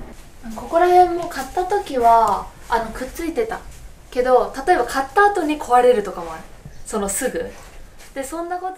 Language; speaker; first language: Japanese; native; Japanese